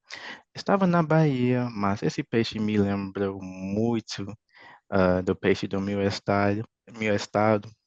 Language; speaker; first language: Portuguese; non-native, fluent; English